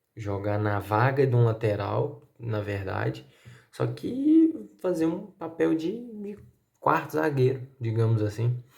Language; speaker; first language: Portuguese; native; Portuguese